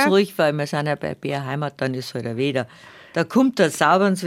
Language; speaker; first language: German; native; German